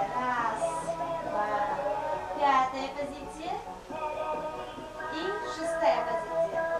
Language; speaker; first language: Russian; non-native, local second language; Yakut